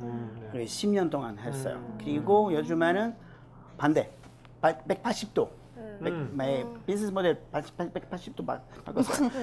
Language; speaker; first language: Korean; non-native, learner; French